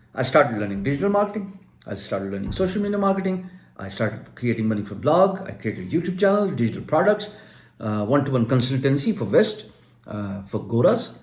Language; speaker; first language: English; non-native, local second language; Urdu